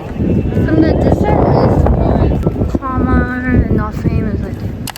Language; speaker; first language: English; non-native, learner; Korean